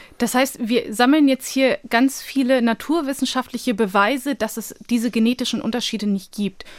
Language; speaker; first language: German; early bilingual, other home language; Bosnian